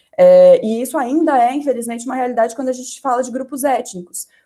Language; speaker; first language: Portuguese; native; Portuguese